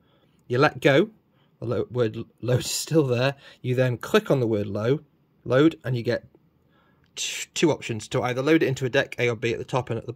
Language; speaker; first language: English; native; English